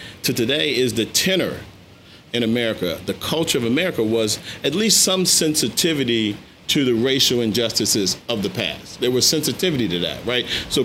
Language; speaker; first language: English; native; English